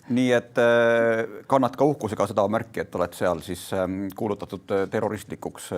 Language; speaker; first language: Estonian; native; Estonian